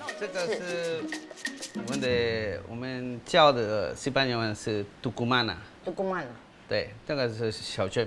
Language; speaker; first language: Chinese; non-native, learner; Spanish